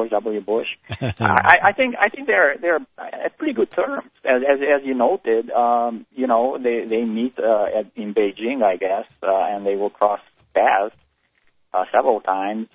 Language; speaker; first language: English; native; English